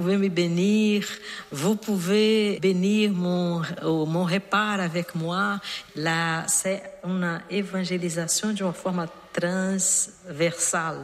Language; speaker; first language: French; non-native, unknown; Portuguese